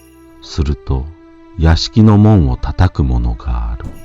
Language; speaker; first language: Japanese; native; Japanese